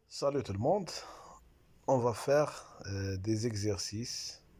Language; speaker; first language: French; non-native, local second language; Arabic